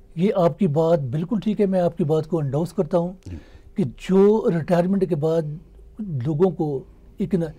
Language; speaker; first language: Urdu; native; Urdu